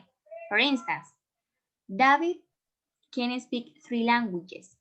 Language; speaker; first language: English; non-native, learner; Spanish